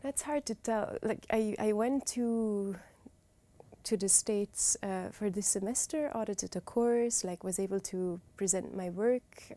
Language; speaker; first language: English; non-native, fluent; Dutch